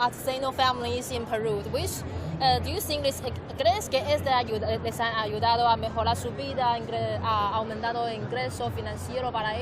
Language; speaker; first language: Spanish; non-native, fluent; Chinese